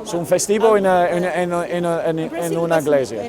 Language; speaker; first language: Spanish; non-native, learner; English